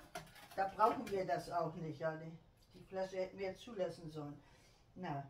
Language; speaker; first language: German; native; German